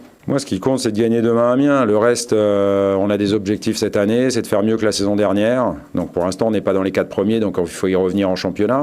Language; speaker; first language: French; native; French